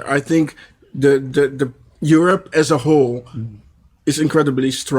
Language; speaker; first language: English; non-native, fluent; Dutch